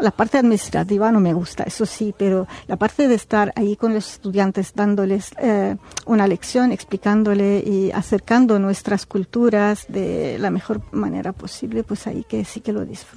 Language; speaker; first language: Spanish; non-native, fluent; Arabic